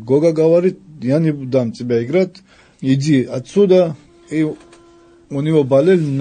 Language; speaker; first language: Russian; non-native, fluent; Georgian